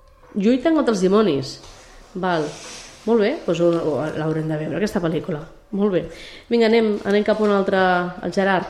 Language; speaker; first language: Catalan; native; Catalan